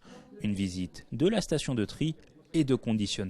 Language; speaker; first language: French; native; French